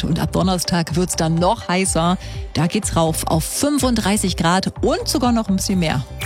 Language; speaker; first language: German; native; German